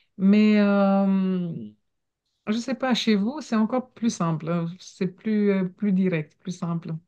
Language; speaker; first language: French; non-native, fluent; Romanian